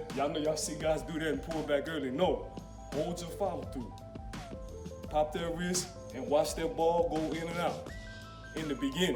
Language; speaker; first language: English; native; English